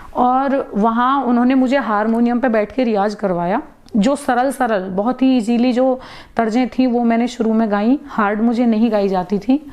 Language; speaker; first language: Hindi; native; Hindi